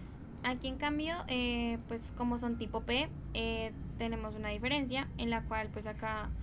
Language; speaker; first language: Spanish; native; Spanish